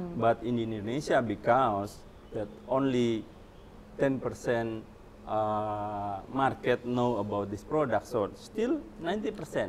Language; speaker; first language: English; non-native, learner; Indonesian